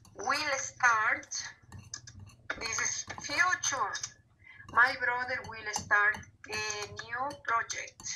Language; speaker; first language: English; non-native, fluent; Spanish